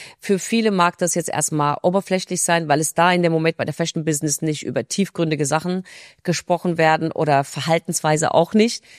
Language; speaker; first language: German; non-native, fluent; Turkish